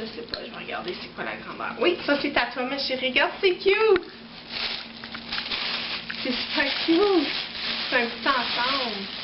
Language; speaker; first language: French; native; French